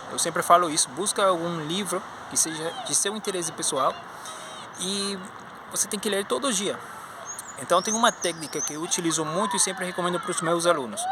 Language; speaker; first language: Portuguese; non-native, fluent; Spanish